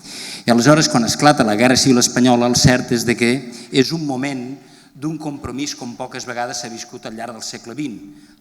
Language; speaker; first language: Catalan; native; Catalan